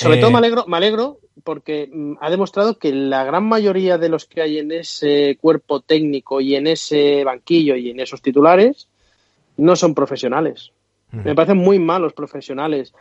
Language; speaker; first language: Spanish; native; Spanish